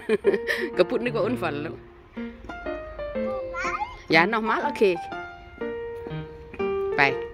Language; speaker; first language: German; non-native, learner; Thai